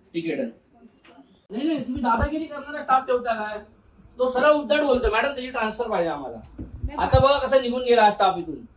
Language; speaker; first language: Marathi; native; Marathi